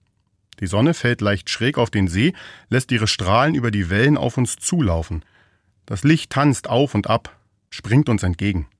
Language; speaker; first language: German; native; German